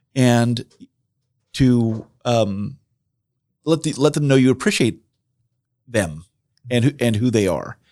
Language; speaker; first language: English; native; English